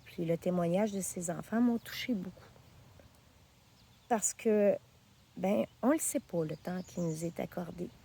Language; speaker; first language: French; native; French